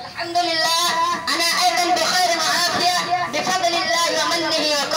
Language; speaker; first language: Arabic; non-native, learner; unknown